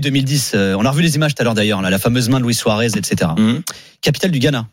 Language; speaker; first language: French; native; French